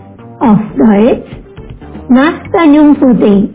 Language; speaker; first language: German; non-native, learner; Indonesian